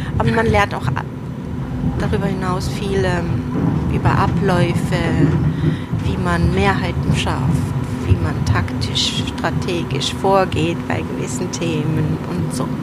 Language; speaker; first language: German; early bilingual, other home language; Turoyo